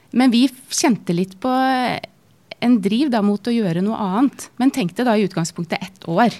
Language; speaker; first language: Norwegian; native; Norwegian